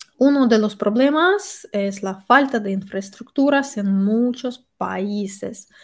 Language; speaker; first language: Spanish; non-native, fluent; Russian